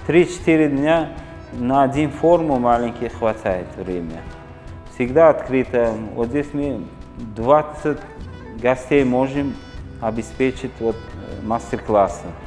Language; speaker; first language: Russian; non-native, learner; Uzbek